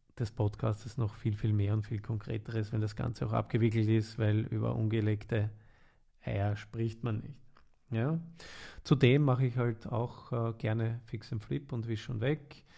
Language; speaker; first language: German; native; German